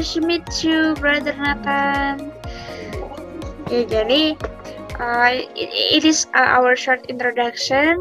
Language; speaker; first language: English; non-native, learner; Indonesian